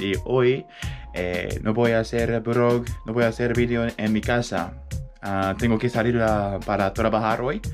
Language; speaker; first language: Spanish; non-native, learner; Japanese